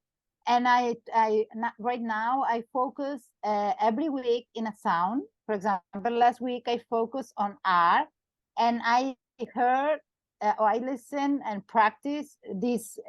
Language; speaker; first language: English; non-native, learner; Catalan